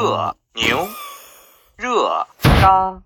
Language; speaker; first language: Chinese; non-native, learner; English